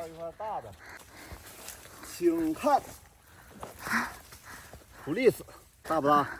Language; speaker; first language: Chinese; native; Chinese